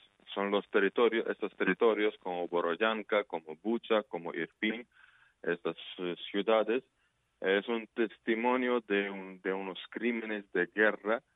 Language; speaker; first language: Spanish; non-native, fluent; Ukrainian